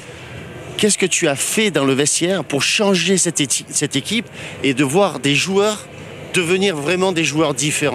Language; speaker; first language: French; native; French